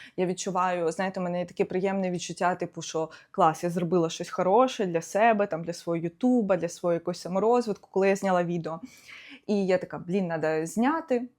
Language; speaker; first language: Ukrainian; non-native, local second language; Russian